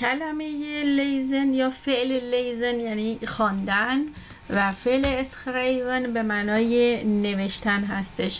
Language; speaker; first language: Persian; native; Persian